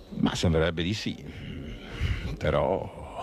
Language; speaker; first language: Italian; native; Italian